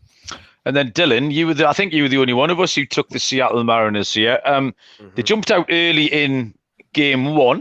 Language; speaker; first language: English; native; English